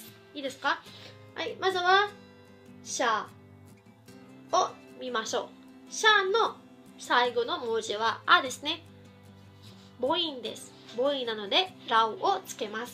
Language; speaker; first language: Japanese; non-native, fluent; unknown